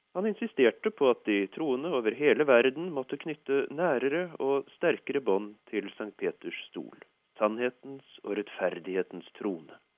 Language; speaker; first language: Norwegian; native; Norwegian